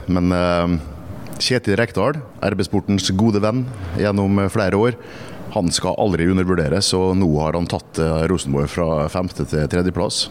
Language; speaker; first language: Norwegian; native; Norwegian